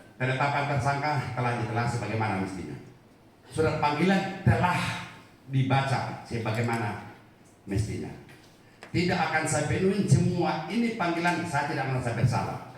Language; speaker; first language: Indonesian; non-native, local second language; Batak Toba